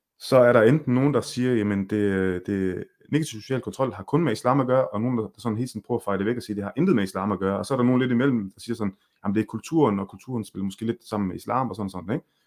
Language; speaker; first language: Danish; early bilingual, other home language; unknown